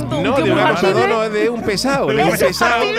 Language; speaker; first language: Spanish; native; Spanish